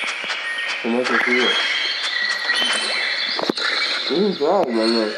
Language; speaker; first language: Spanish; native; Spanish